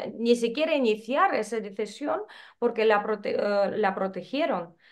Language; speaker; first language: Spanish; non-native, fluent; Ukrainian